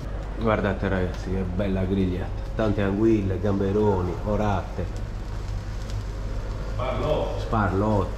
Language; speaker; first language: Italian; native; Italian